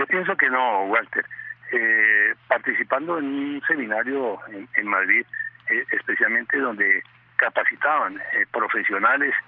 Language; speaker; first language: Spanish; native; Spanish